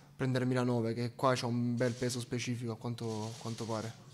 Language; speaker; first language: Italian; native; Italian